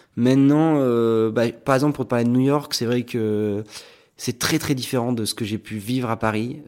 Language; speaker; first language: French; native; French